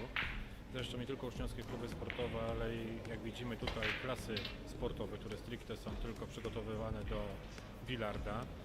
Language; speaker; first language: Polish; native; Polish